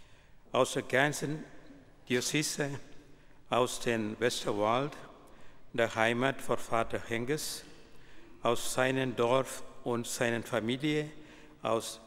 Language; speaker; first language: German; non-native, fluent; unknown